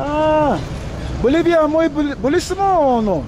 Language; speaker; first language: Spanish; non-native, learner; English